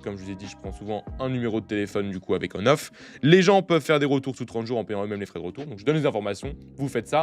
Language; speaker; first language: French; native; French